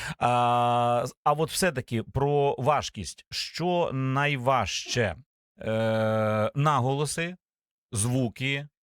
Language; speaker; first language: Ukrainian; native; Ukrainian